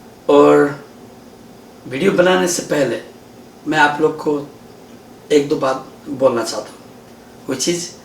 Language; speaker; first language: Hindi; non-native, learner; Nepali